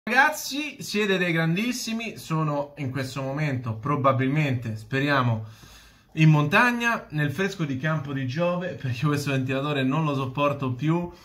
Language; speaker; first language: Italian; native; Italian